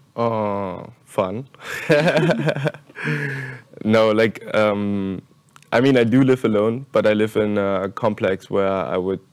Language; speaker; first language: English; non-native, fluent; German